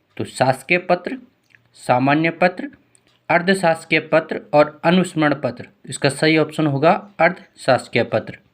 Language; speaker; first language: Hindi; native; Hindi